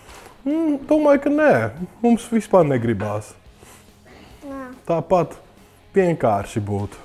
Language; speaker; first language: Latvian; early bilingual, heritage; English